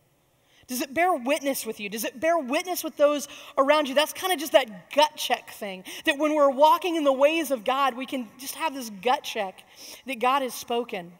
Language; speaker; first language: English; native; English